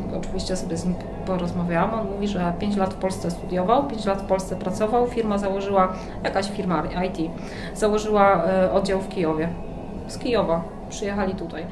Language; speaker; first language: Polish; native; Polish